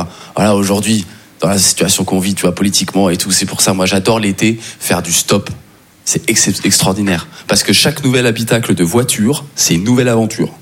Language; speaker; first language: French; native; French